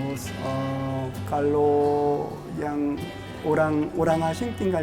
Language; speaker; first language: Indonesian; non-native, learner; Korean